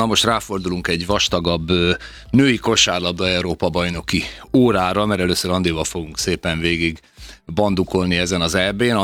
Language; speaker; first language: Hungarian; native; Hungarian